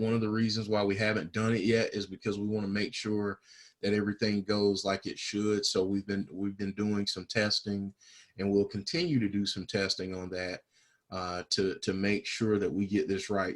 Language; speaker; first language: English; native; English